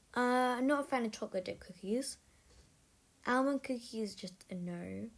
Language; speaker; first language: English; native; English